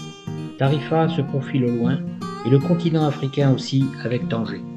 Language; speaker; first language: French; native; French